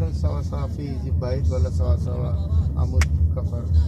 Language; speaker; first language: Arabic; non-native, learner; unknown